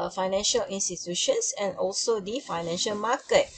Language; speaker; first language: English; non-native, local second language; Malay